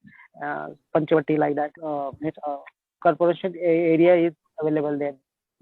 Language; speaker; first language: English; non-native, learner; Marathi